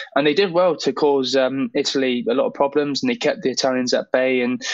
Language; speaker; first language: English; native; English